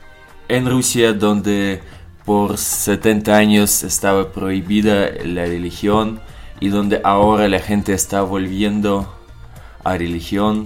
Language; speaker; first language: Spanish; non-native, learner; Russian